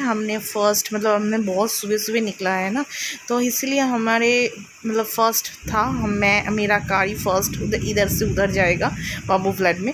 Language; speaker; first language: Hindi; non-native, local second language; Bangla